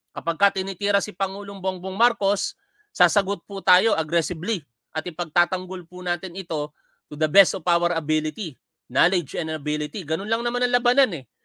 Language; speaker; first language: Filipino; native; Filipino